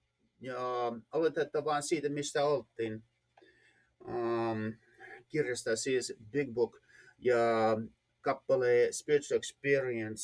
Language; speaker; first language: Finnish; non-native, fluent; English